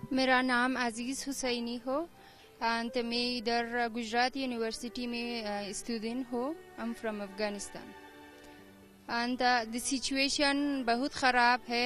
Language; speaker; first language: Hindi; non-native, learner; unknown